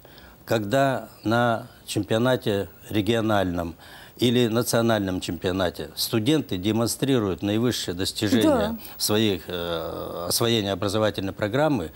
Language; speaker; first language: Russian; native; Russian